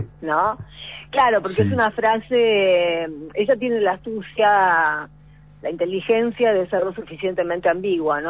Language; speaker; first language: Spanish; native; Spanish